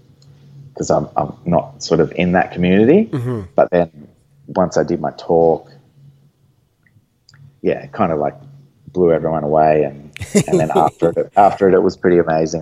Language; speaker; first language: English; native; English